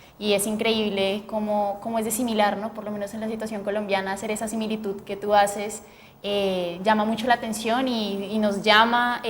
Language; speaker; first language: Spanish; native; Spanish